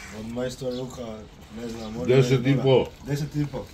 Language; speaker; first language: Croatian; non-native, learner; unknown